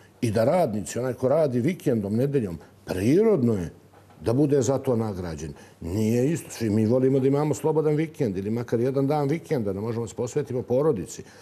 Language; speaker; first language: Serbian; native; Serbian